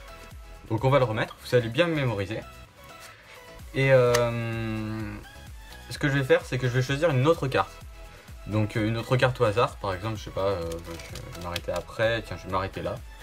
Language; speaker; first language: French; native; French